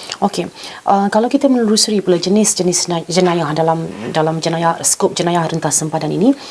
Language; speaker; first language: Malay; native; Malay